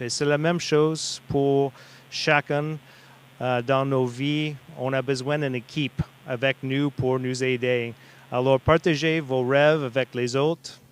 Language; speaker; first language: French; non-native, learner; English